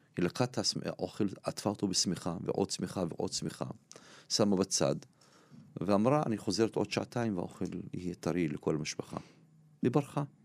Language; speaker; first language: Hebrew; non-native, local second language; Arabic